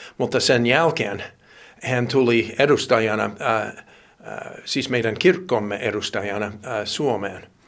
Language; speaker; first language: Finnish; non-native, fluent; English